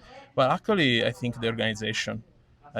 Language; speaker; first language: English; non-native, learner; Italian